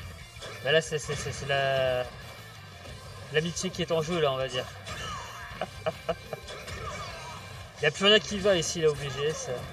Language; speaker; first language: French; native; French